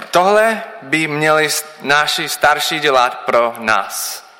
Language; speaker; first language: Czech; non-native, learner; English